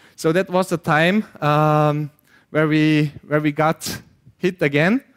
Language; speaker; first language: English; non-native, fluent; German